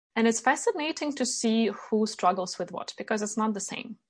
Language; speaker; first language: English; non-native, fluent; Ukrainian